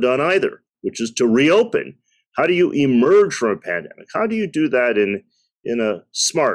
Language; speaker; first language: English; native; English